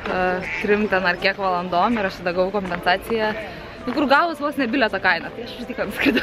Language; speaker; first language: Lithuanian; native; Lithuanian